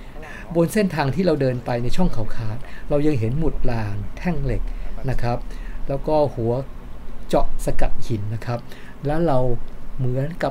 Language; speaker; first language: Thai; native; Thai